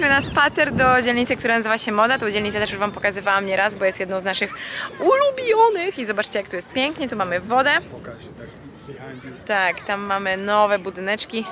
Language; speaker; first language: Polish; native; Polish